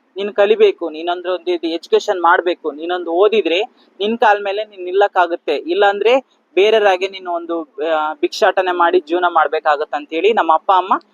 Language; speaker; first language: Kannada; native; Kannada